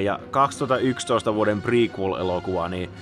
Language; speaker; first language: Finnish; native; Finnish